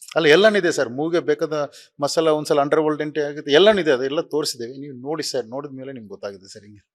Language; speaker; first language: Kannada; non-native, local second language; Tulu